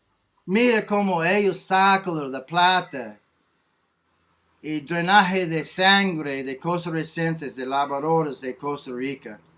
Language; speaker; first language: Spanish; non-native, learner; English